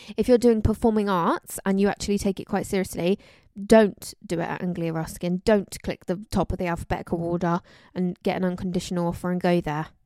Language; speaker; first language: English; native; English